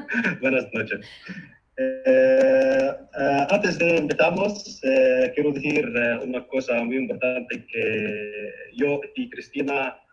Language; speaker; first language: Spanish; non-native, fluent; Arabic